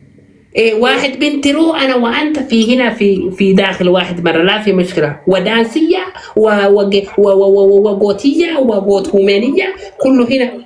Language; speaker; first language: Arabic; non-native, learner; Oromo